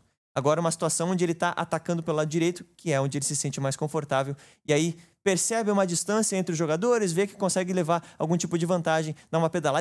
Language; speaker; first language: Portuguese; native; Portuguese